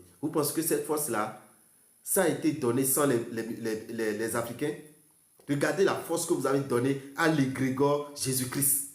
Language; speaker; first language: French; non-native, local second language; Fon